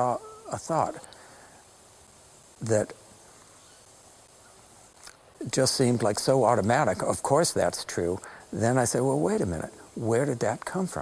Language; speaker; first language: English; native; English